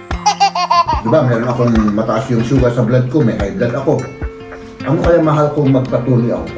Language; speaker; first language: Filipino; non-native, fluent; German